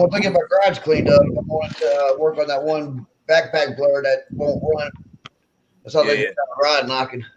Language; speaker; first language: English; native; English